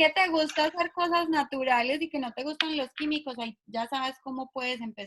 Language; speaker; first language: Spanish; native; Spanish